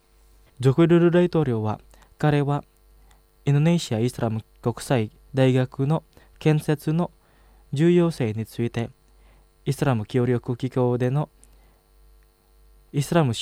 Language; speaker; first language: Japanese; non-native, fluent; Indonesian